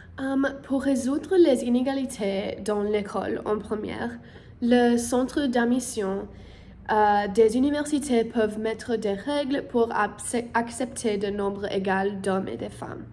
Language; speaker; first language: French; non-native, learner; English